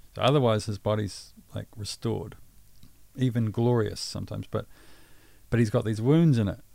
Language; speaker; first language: English; native; English